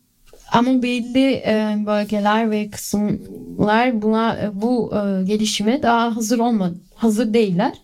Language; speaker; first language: Turkish; early bilingual, other home language; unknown